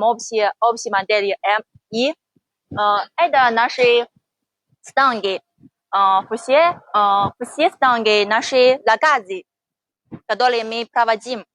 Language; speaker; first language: Russian; non-native, learner; Chinese